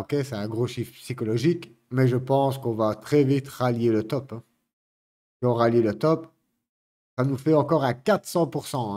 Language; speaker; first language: French; native; French